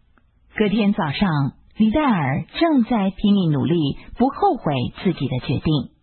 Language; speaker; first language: Chinese; native; Chinese